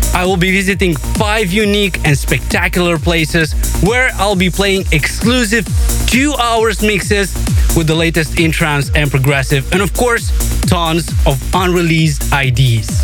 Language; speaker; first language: English; non-native, fluent; Romanian